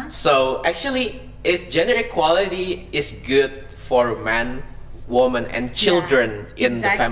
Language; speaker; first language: English; non-native, fluent; Indonesian